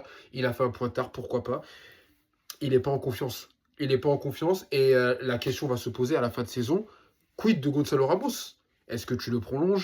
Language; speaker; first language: French; native; French